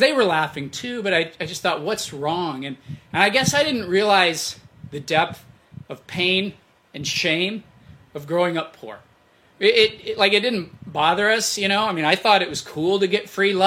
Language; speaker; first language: English; native; English